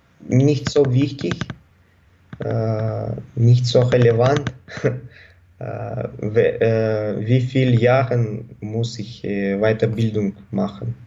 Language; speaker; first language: German; non-native, learner; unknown